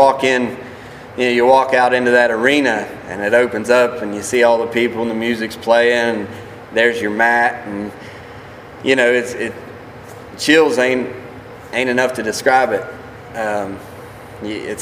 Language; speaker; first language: English; native; English